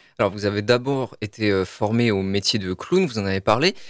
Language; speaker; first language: French; native; French